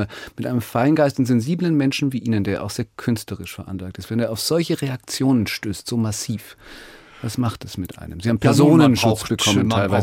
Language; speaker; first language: German; native; German